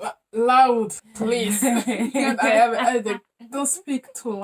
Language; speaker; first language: English; non-native, learner; French